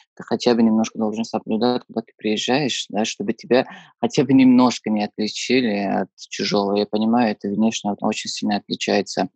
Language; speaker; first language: Russian; non-native, fluent; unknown